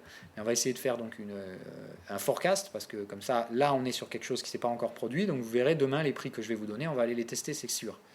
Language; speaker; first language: French; native; French